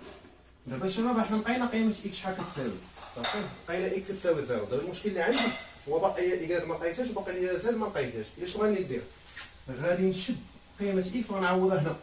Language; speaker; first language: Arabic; native; Arabic